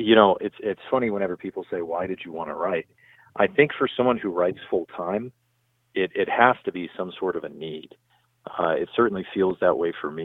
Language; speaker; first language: English; native; English